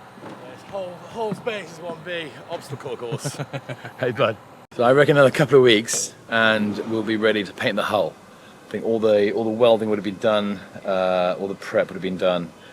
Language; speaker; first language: English; native; English